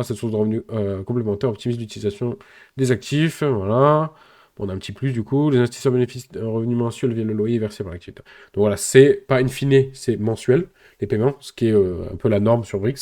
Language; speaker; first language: French; native; French